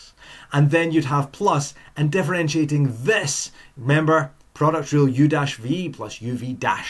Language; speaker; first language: English; native; English